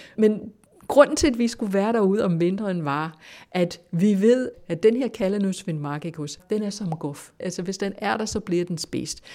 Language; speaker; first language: Danish; non-native, fluent; English